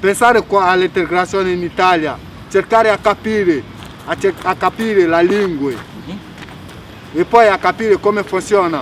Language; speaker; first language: Italian; non-native, fluent; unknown